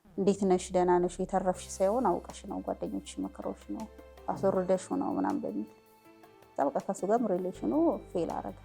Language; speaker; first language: Amharic; native; Amharic